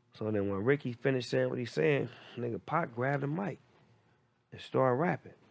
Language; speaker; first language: English; native; English